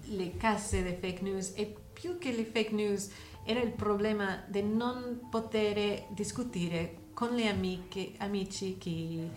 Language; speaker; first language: Italian; non-native, learner; English